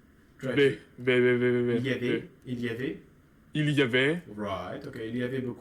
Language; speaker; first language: French; non-native, learner; Russian